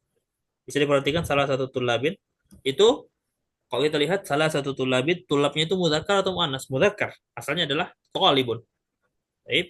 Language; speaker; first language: Indonesian; native; Indonesian